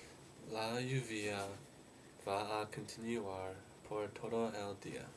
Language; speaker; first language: Spanish; non-native, learner; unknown